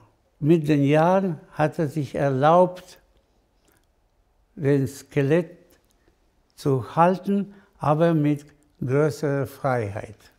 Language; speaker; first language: German; non-native, fluent; Spanish